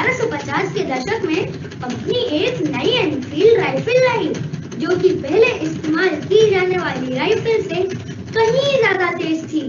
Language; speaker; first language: Hindi; native; Hindi